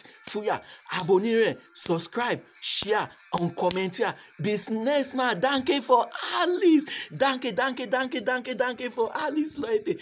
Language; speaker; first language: German; non-native, learner; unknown